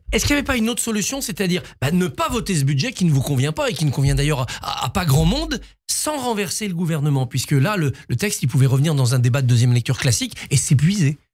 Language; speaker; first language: French; native; French